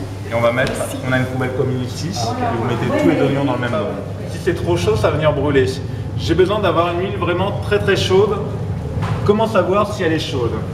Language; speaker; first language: French; native; French